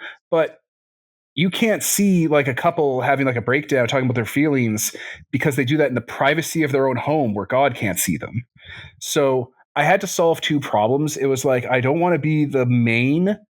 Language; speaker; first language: English; native; English